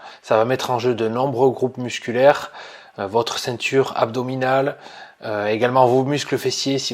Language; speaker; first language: French; native; French